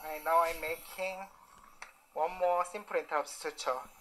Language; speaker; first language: English; non-native, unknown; Korean